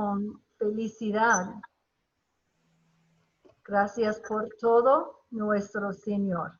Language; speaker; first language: Spanish; non-native, learner; English